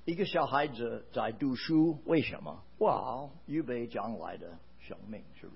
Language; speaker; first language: Chinese; non-native, fluent; English